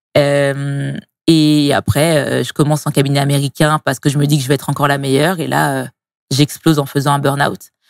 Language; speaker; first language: French; native; French